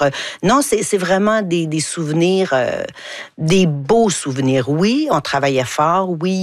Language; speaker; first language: French; native; French